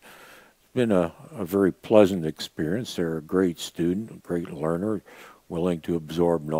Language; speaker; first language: English; native; English